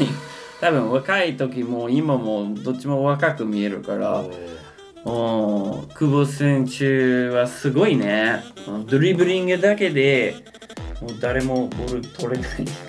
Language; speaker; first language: Japanese; non-native, fluent; English